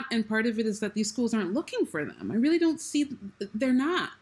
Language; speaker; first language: English; native; English